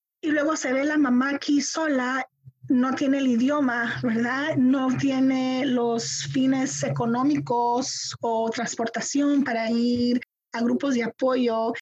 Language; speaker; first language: Spanish; early bilingual, heritage; Spanish